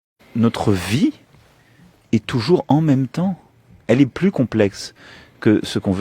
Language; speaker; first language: French; native; French